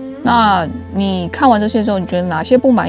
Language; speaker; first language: Chinese; native; Chinese